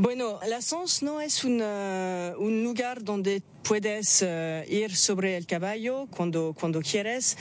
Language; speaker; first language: Spanish; non-native, fluent; French